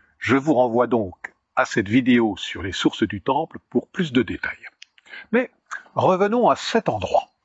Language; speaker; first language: French; native; French